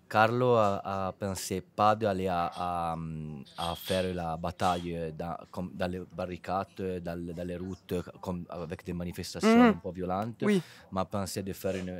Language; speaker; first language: French; non-native, fluent; Italian